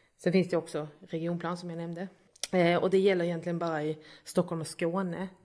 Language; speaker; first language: Swedish; native; Swedish